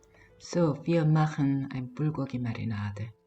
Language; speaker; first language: German; non-native, fluent; Korean